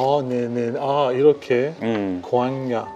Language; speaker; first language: Korean; non-native, fluent; Persian